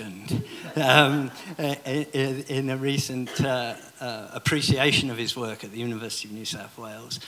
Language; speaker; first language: English; native; English